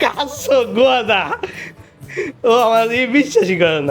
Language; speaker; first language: Italian; non-native, learner; Bangla